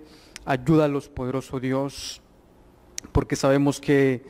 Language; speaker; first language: Spanish; native; Spanish